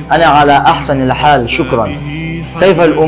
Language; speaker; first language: Arabic; non-native, learner; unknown